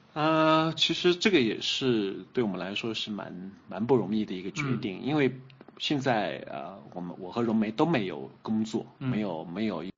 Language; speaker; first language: Chinese; native; Chinese